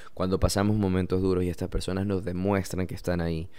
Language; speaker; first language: Spanish; native; Spanish